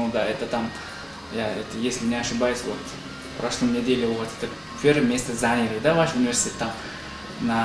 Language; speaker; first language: Russian; non-native, learner; Uzbek